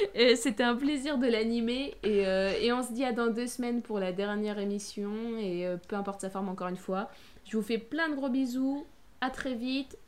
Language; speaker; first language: French; native; French